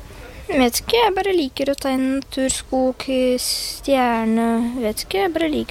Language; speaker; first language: Norwegian; early bilingual, other home language; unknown